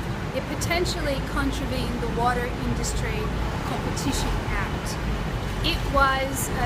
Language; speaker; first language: English; native; English